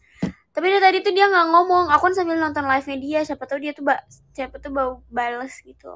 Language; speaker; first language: Indonesian; native; Indonesian